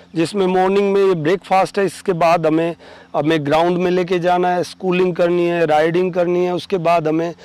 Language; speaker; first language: Hindi; native; Hindi